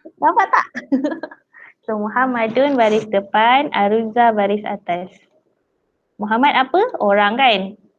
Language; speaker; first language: Malay; native; Malay